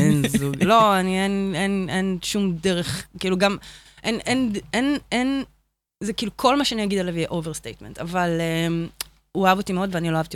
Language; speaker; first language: Hebrew; native; Hebrew